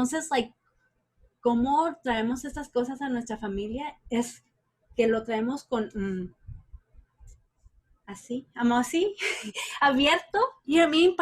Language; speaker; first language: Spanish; early bilingual, heritage; Spanish